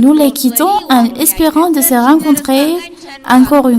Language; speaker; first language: French; non-native, fluent; Armenian